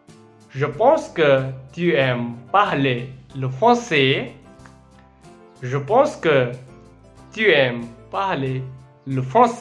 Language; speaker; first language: French; non-native, fluent; Hindi